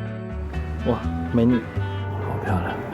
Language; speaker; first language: Chinese; native; Chinese